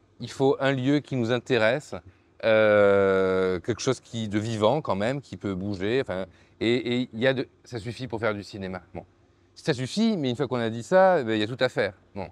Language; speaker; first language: French; native; French